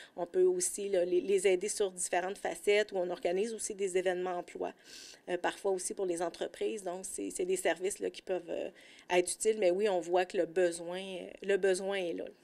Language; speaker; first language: French; native; French